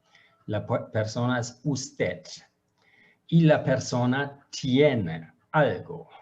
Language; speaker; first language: Spanish; non-native, fluent; German